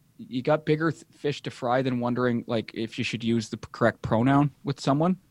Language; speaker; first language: English; native; English